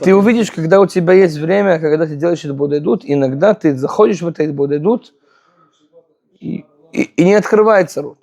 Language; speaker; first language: Russian; non-native, fluent; Hebrew